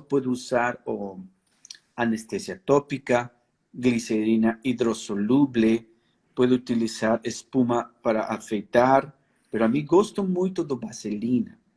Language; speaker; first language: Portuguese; non-native, fluent; Spanish